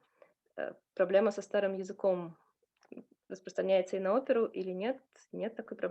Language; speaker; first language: Russian; native; Russian